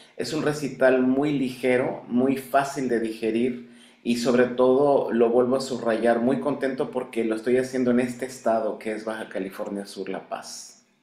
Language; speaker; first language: Spanish; native; Spanish